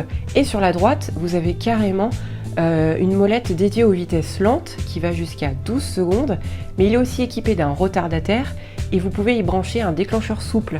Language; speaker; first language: French; native; French